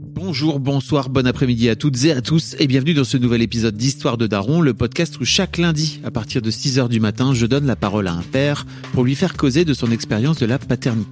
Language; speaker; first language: French; native; French